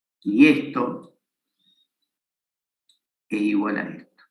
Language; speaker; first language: Spanish; native; Spanish